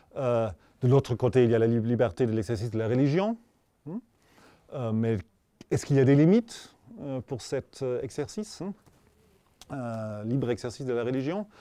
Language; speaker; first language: French; non-native, fluent; German